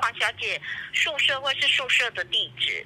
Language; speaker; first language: Chinese; native; Chinese